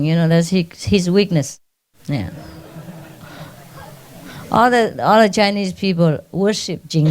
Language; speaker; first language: English; non-native, fluent; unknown